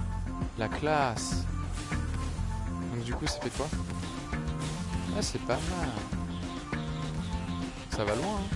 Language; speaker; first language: French; native; French